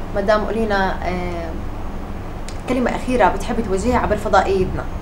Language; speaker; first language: Arabic; native; Arabic